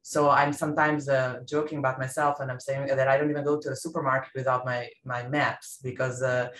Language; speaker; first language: English; non-native, fluent; Serbian